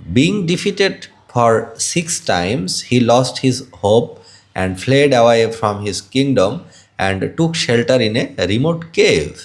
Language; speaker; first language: English; non-native, local second language; Bangla